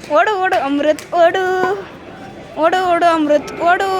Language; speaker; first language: Kannada; native; Kannada